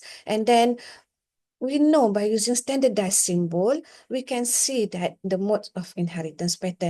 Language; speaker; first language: English; non-native, local second language; Malay